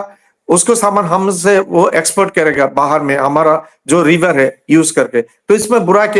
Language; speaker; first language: Hindi; non-native, learner; Bangla